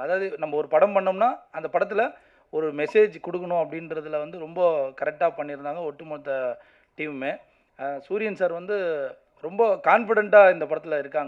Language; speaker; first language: Tamil; native; Tamil